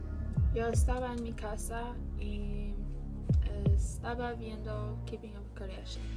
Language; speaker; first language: Spanish; non-native, learner; English